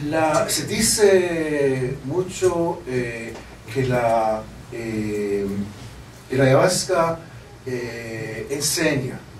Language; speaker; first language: Spanish; non-native, learner; Hebrew